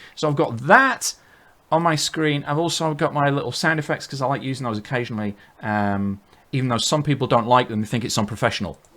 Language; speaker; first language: English; native; English